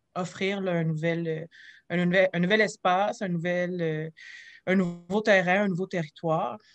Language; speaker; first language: French; native; French